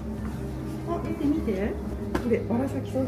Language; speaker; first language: Japanese; native; Japanese